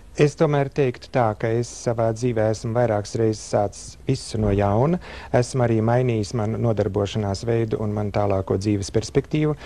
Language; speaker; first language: Latvian; native; Latvian